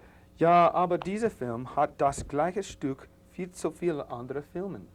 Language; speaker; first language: German; non-native, learner; English